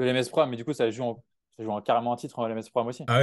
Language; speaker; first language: French; native; French